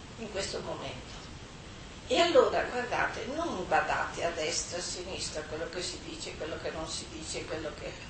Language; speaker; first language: Italian; non-native, fluent; German